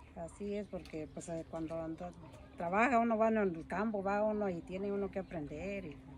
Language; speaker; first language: Spanish; non-native, local second language; Mixtepec Mixtec